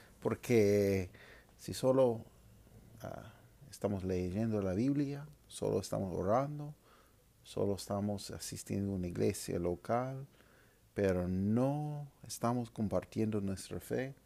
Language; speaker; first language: Spanish; non-native, fluent; English